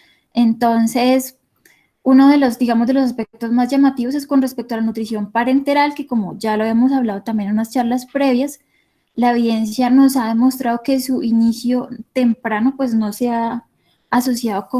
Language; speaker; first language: Spanish; native; Spanish